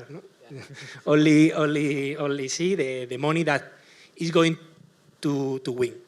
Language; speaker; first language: English; non-native, learner; Spanish